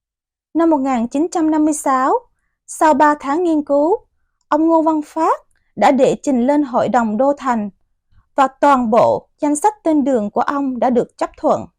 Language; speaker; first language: Vietnamese; native; Vietnamese